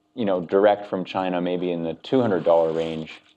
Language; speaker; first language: English; native; English